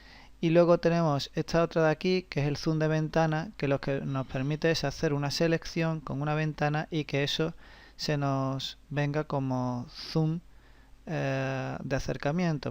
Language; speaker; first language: Spanish; native; Spanish